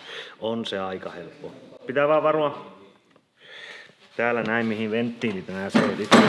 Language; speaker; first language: Finnish; native; Finnish